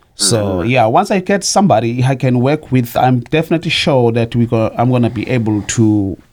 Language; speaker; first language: English; non-native, fluent; Zulu